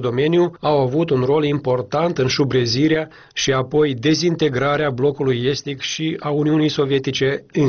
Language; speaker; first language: Romanian; native; Romanian